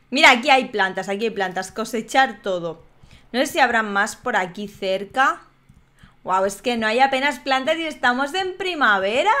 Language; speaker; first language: Spanish; native; Spanish